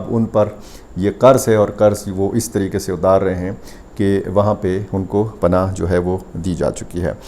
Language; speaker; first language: Urdu; native; Urdu